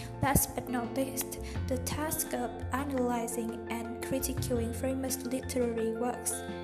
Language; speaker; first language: English; non-native, fluent; Vietnamese